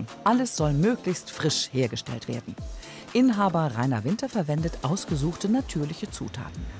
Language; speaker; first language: German; native; German